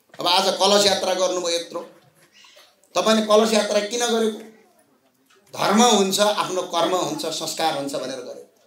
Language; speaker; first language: Nepali; native; Nepali